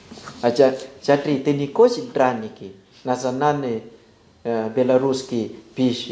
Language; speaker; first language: Russian; non-native, fluent; Thai